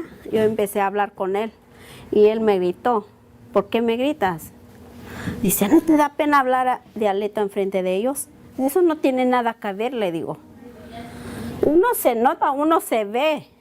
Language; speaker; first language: Spanish; non-native, local second language; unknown